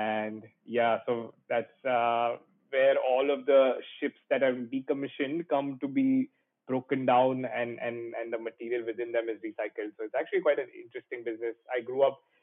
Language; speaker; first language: English; non-native, local second language; Gujarati